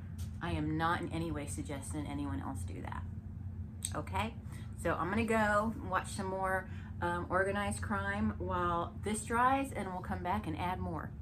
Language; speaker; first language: English; native; English